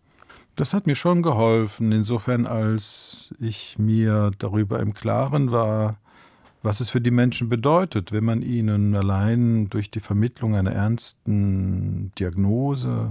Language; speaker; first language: German; early bilingual, other home language; Italian